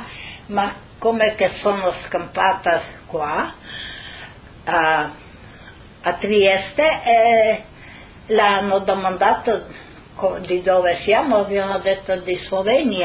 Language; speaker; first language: Italian; non-native, local second language; Slovenian